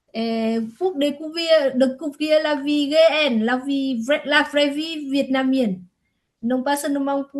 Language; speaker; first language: French; non-native, learner; Vietnamese